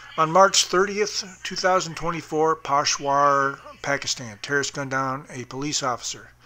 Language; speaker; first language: Portuguese; non-native, learner; English